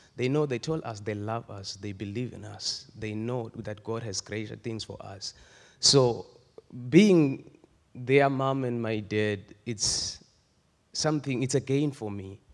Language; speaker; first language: English; non-native, local second language; Swati